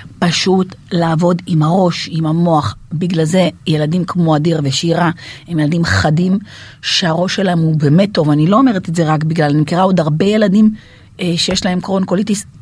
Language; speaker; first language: Hebrew; native; Hebrew